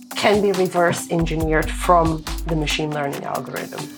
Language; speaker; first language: English; non-native, fluent; Dutch